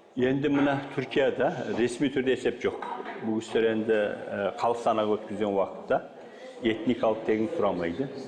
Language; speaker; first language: Kazakh; early bilingual, heritage; Kazakh